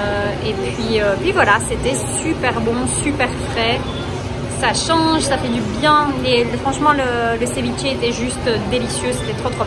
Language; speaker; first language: French; native; French